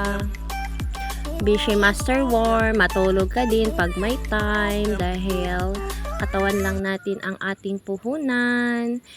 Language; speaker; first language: Filipino; non-native, local second language; Cebuano